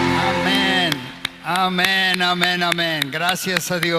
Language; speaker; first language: Spanish; native; Spanish